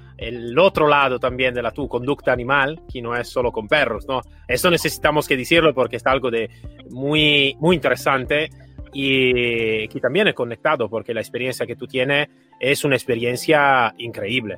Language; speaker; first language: Spanish; non-native, fluent; Italian